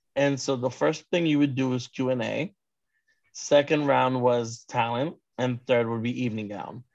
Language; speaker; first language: English; native; English